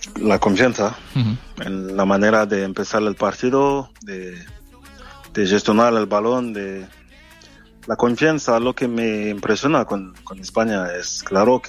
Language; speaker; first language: Spanish; non-native, fluent; French